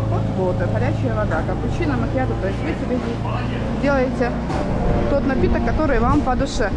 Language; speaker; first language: Russian; native; Russian